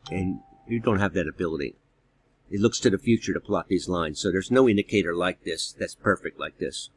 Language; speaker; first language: English; native; English